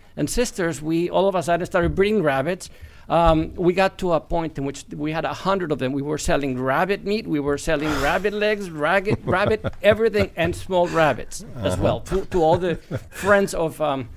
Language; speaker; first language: English; non-native, fluent; Spanish